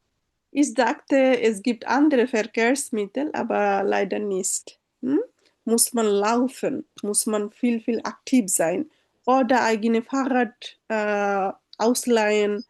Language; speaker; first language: German; non-native, fluent; Bangla